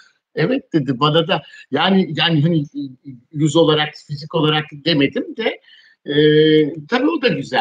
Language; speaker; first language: Turkish; native; Turkish